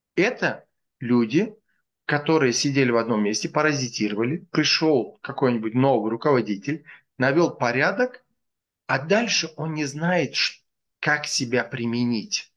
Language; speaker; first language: Russian; non-native, local second language; Tajik